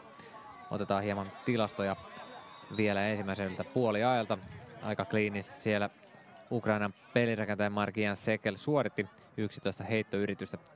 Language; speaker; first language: Finnish; native; Finnish